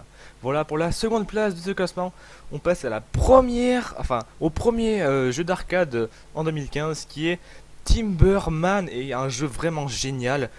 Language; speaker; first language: French; native; French